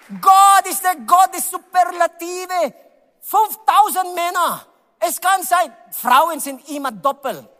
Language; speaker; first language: German; non-native, learner; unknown